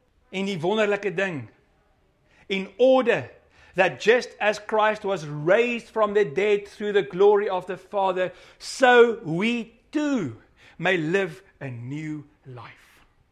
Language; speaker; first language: English; non-native, local second language; Afrikaans